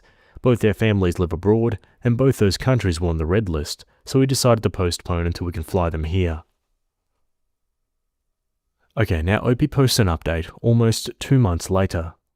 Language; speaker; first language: English; native; English